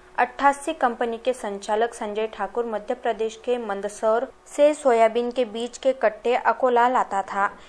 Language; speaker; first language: Hindi; non-native, local second language; Marathi